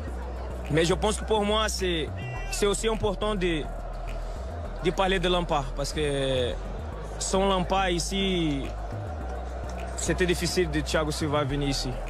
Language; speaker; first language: French; non-native, fluent; Portuguese